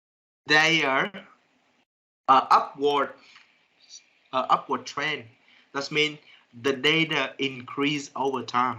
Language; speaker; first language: English; non-native, fluent; Vietnamese